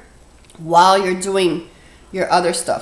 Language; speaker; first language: English; native; English